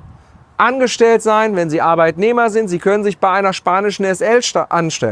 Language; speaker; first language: German; native; German